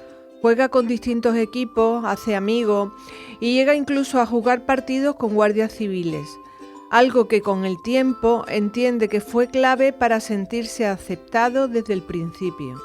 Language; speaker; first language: Spanish; native; Spanish